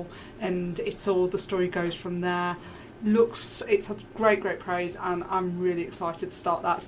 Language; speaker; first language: English; native; English